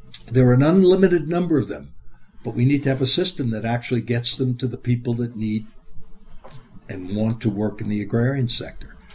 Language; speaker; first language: English; native; English